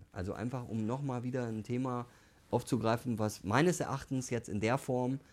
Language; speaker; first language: German; native; German